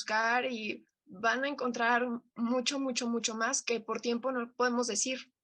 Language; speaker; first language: Spanish; native; Spanish